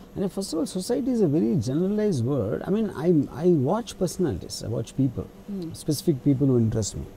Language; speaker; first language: English; non-native, local second language; Telugu